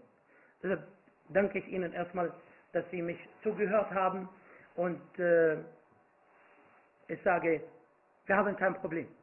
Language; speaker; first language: German; non-native, fluent; Arabic